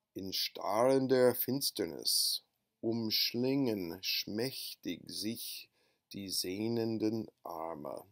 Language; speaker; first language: German; non-native, fluent; English